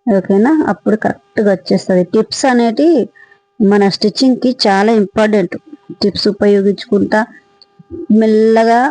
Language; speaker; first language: Telugu; non-native, local second language; Marathi